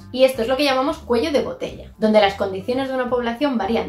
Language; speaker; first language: Spanish; native; Spanish